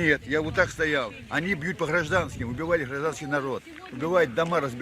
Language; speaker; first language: Russian; native; Russian